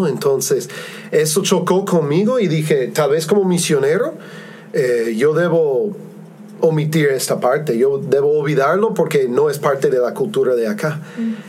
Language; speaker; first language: Spanish; non-native, fluent; English